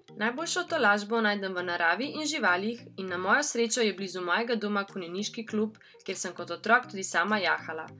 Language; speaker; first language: Slovenian; native; Slovenian